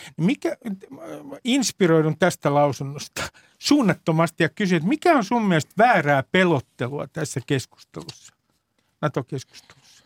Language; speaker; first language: Finnish; native; Finnish